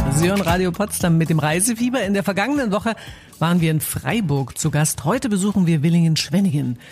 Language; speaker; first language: German; native; German